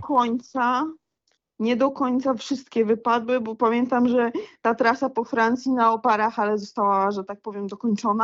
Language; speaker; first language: Polish; native; Polish